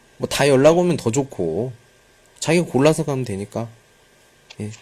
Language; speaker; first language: Korean; native; Korean